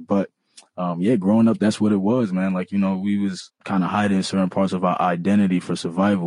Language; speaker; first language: English; early bilingual, other home language; Bambara